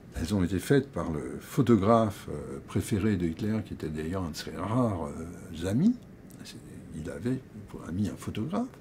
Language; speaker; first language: French; native; French